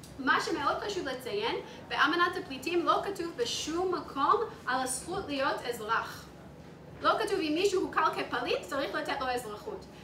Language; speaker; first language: Hebrew; non-native, fluent; English